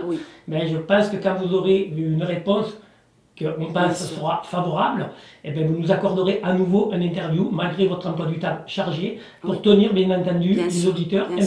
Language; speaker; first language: French; native; French